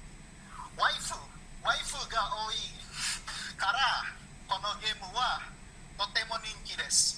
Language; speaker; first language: Japanese; non-native, learner; Indonesian